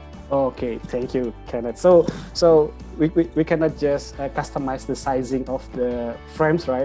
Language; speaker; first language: English; non-native, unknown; Indonesian